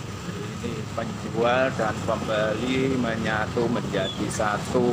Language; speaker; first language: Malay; non-native, local second language; Javanese